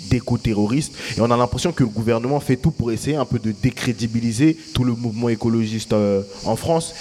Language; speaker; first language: French; native; French